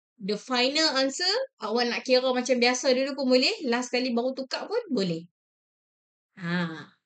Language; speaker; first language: Malay; native; Malay